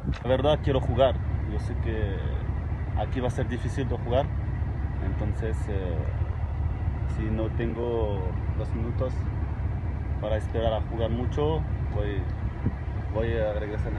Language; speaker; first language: Spanish; non-native, learner; French